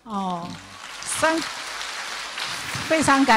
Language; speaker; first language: Chinese; native; Chinese